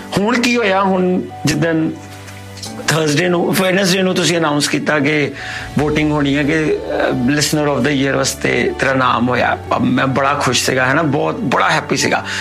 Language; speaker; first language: Punjabi; native; Punjabi